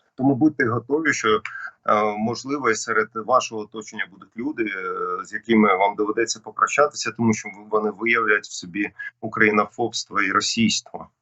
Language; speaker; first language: Ukrainian; non-native, local second language; Russian